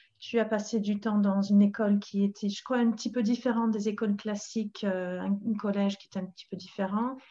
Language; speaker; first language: French; non-native, fluent; English